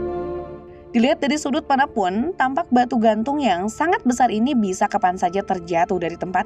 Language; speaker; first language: Indonesian; native; Indonesian